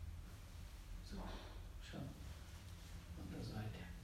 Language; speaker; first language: German; native; German